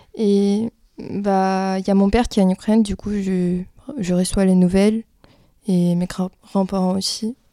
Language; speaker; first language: French; early bilingual, other home language; Ukrainian